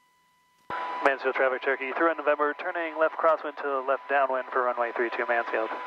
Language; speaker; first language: English; native; English